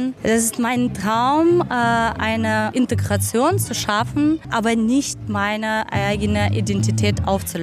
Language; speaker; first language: German; non-native, fluent; Ukrainian